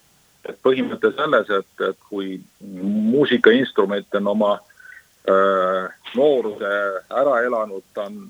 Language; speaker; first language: Estonian; native; Estonian